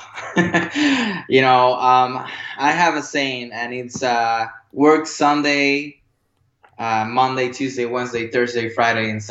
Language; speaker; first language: English; non-native, fluent; Spanish